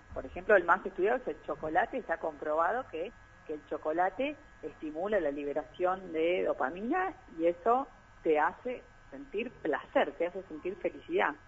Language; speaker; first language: Spanish; native; Spanish